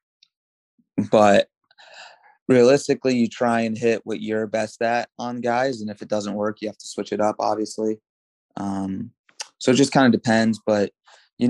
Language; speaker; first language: English; native; English